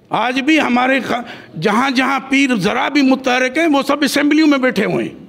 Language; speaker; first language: Urdu; non-native, local second language; Sindhi